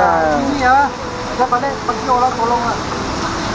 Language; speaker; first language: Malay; non-native, local second language; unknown